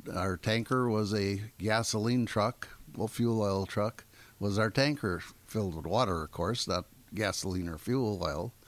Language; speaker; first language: English; native; English